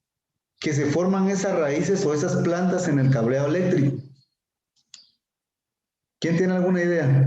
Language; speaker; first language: Spanish; native; Spanish